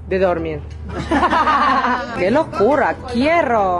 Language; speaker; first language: Spanish; non-native, learner; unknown